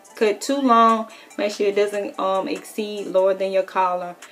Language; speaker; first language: English; native; English